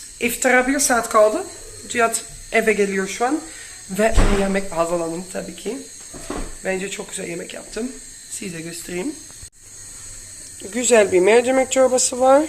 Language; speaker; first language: Turkish; non-native, learner; Dutch